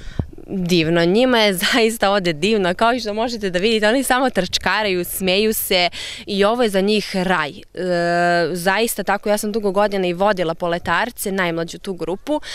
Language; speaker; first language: Croatian; native; Croatian